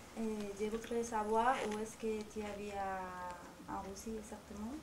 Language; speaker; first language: French; non-native, learner; Spanish